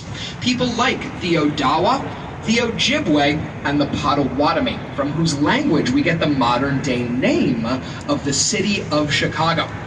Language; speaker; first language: English; native; English